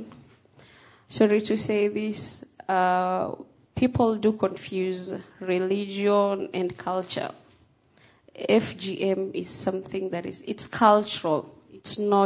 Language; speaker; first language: English; non-native, local second language; Somali